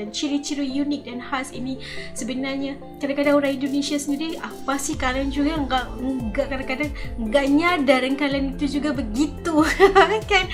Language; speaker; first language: Malay; native; Malay